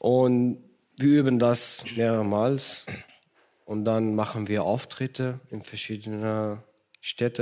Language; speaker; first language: German; non-native, fluent; Kurdish